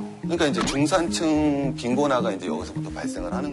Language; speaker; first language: Korean; native; Korean